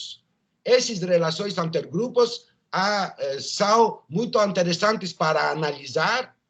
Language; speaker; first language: Portuguese; non-native, learner; French